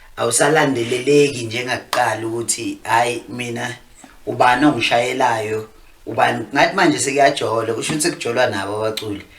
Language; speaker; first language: Zulu; native; Zulu